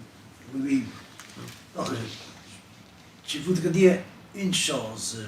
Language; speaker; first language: French; non-native, fluent; Italian